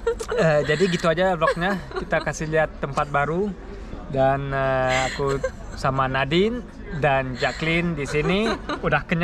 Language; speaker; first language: Indonesian; early bilingual, heritage; German